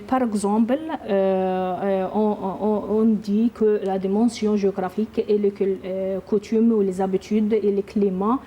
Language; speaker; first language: French; non-native, learner; Arabic